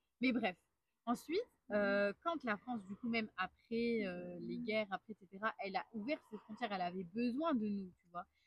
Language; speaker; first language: French; native; French